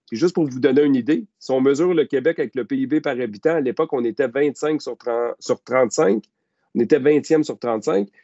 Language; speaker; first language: French; native; French